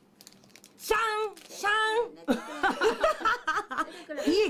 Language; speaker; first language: Japanese; native; Japanese